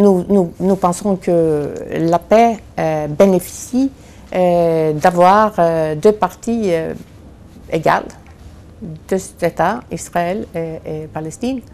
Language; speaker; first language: French; non-native, fluent; Swedish